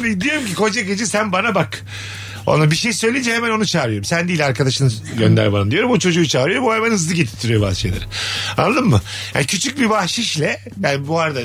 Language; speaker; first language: Turkish; native; Turkish